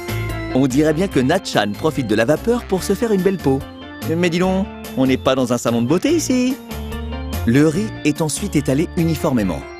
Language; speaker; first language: French; native; French